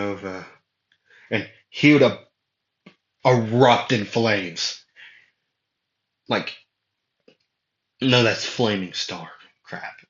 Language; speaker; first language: English; native; English